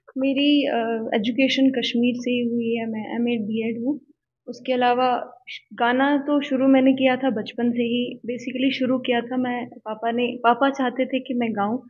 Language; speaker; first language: Hindi; non-native, local second language; Punjabi